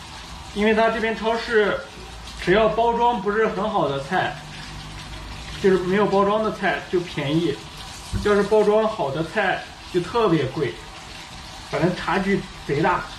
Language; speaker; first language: Chinese; native; Chinese